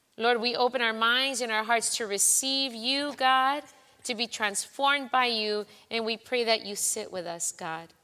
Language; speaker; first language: English; non-native, fluent; Spanish